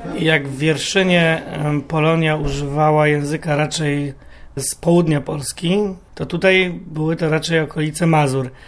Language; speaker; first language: Polish; native; Polish